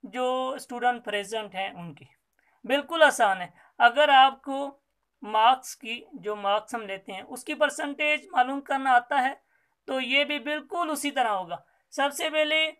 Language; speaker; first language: Urdu; non-native, local second language; Sindhi